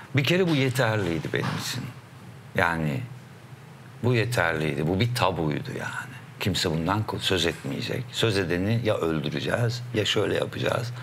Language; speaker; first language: Turkish; native; Turkish